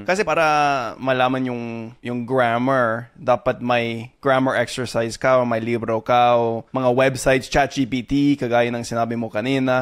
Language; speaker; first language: Filipino; non-native, fluent; English